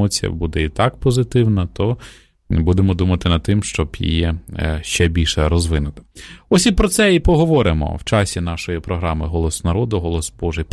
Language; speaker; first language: Ukrainian; native; Ukrainian